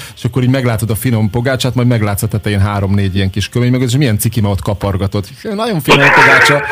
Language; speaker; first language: Hungarian; native; Hungarian